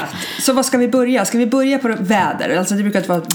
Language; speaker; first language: Swedish; native; Swedish